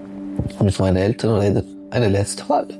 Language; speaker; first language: German; non-native, local second language; French